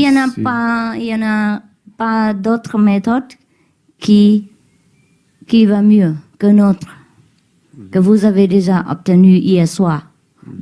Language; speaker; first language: French; non-native, learner; Vietnamese